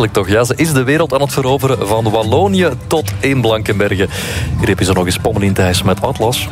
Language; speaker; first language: Dutch; native; Dutch